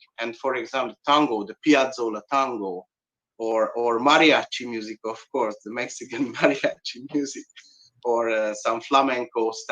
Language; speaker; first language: English; non-native, learner; Hungarian